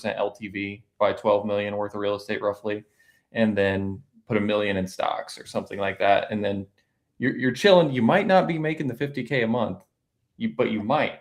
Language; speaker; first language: English; native; English